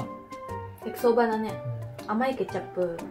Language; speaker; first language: Japanese; non-native, local second language; Indonesian